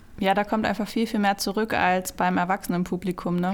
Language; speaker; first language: German; native; German